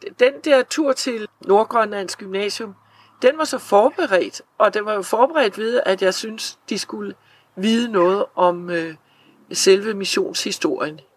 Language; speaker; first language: Danish; native; Danish